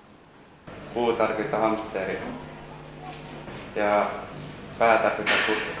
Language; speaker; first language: Finnish; early bilingual, other home language; S'gaw Karen